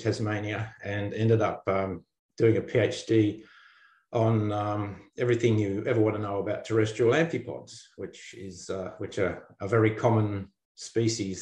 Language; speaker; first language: English; native; English